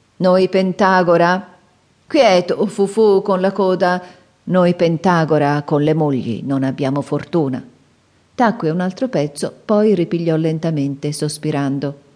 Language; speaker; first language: Italian; native; Italian